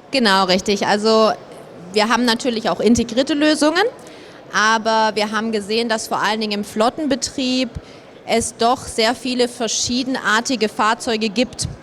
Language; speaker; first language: German; native; German